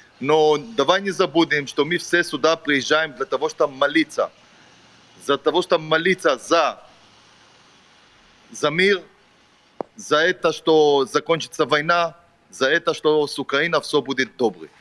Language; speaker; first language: Russian; non-native, fluent; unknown